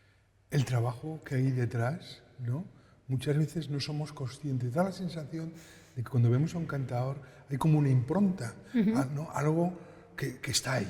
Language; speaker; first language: Spanish; native; Spanish